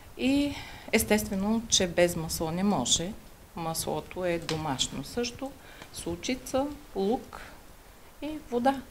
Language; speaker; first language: Bulgarian; native; Bulgarian